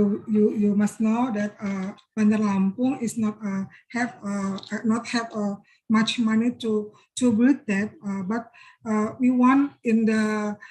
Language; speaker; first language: English; non-native, learner; Indonesian